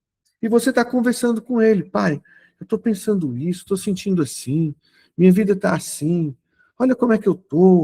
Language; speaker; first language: Portuguese; native; Portuguese